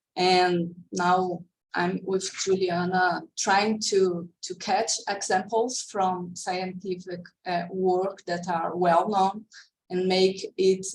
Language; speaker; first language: English; non-native, fluent; Portuguese